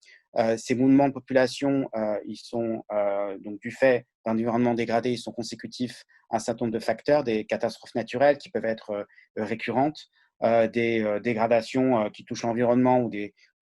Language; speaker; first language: French; native; French